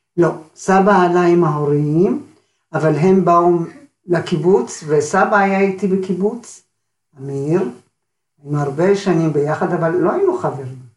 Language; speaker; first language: Hebrew; early bilingual, other home language; Arabic